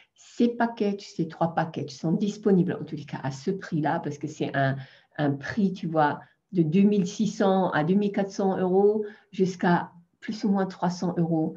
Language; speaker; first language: French; non-native, fluent; German